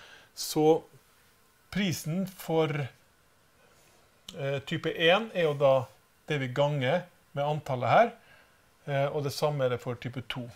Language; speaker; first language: Norwegian; native; Norwegian